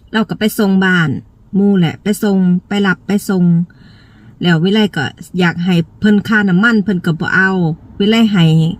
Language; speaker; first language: Thai; native; Thai